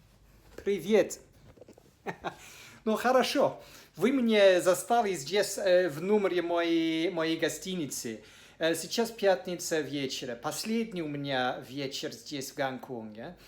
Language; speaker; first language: Russian; non-native, fluent; English